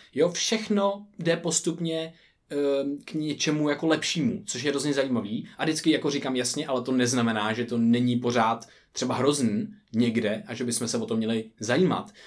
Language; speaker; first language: Czech; native; Czech